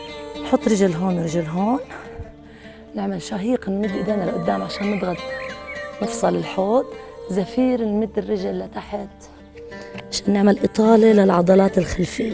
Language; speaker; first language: Arabic; native; Arabic